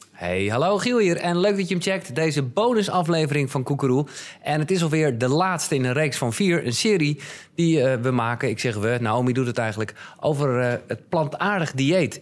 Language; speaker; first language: Dutch; native; Dutch